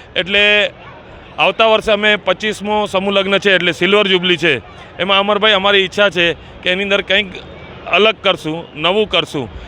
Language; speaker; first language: Gujarati; native; Gujarati